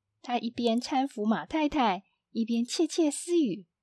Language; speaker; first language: Chinese; native; Chinese